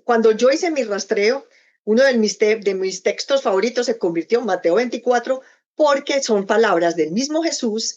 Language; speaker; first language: Spanish; native; Spanish